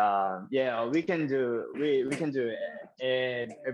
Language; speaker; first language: English; non-native, learner; Japanese